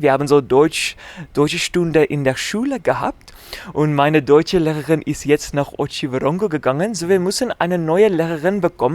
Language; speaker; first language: German; non-native, learner; Afrikaans